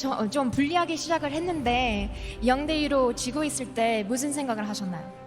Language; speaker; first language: Korean; native; Korean